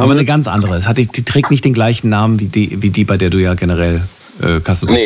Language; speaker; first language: German; native; German